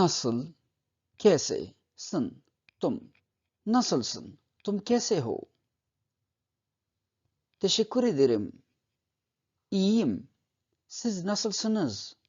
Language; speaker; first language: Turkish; non-native, fluent; Urdu